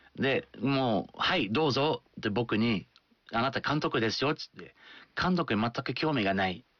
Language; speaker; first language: Japanese; non-native, fluent; English